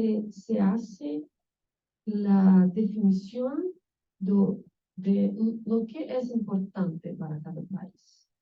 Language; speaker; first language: Spanish; non-native, learner; Portuguese